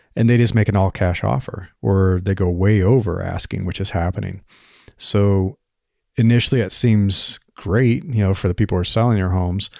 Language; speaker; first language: English; native; English